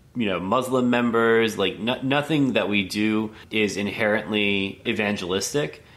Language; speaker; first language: English; native; English